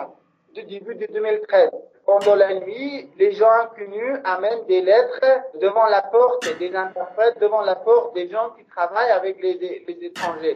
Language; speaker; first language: French; non-native, local second language; Persian